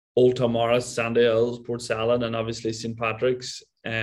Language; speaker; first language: English; native; English